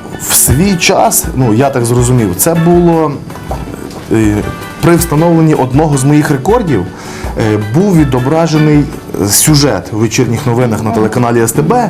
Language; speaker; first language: Ukrainian; native; Ukrainian